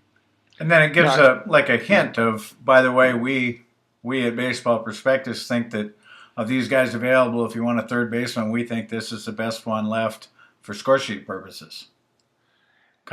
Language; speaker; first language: English; native; English